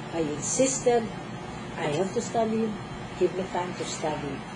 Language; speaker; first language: English; non-native, local second language; Filipino